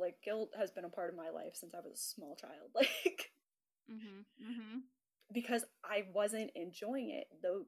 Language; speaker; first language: English; native; English